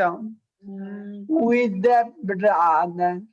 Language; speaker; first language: English; non-native, learner; Italian